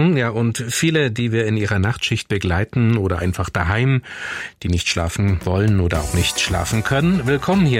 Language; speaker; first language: German; native; German